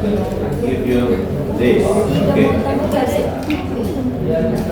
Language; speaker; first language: English; non-native, fluent; Indonesian